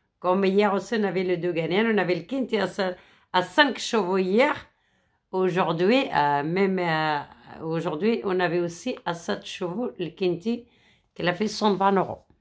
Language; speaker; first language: French; non-native, fluent; Arabic